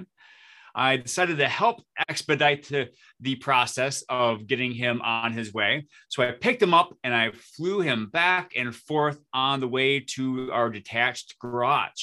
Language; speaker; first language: English; native; English